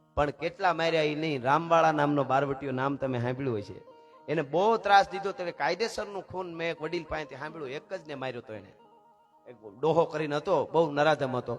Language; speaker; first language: Gujarati; native; Gujarati